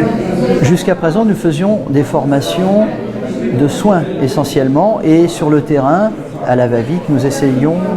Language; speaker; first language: French; native; French